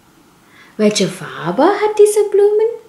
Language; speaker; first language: German; non-native, fluent; Indonesian